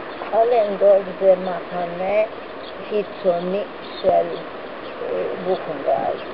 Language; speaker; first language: Hebrew; non-native, fluent; Hungarian